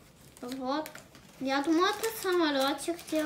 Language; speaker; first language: Russian; early bilingual, heritage; Russian